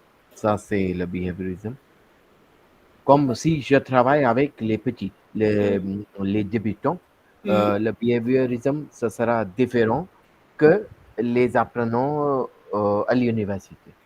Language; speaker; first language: French; non-native, learner; Hindi